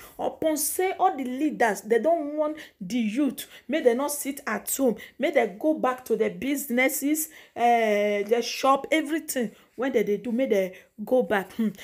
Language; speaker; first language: Nigerian Pidgin; non-native, local second language; Igbo